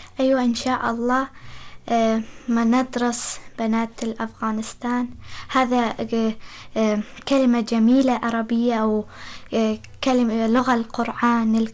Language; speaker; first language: Arabic; non-native, learner; Persian